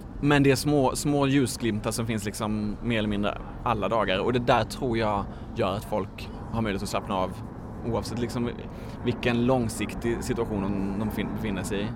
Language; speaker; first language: Swedish; native; Swedish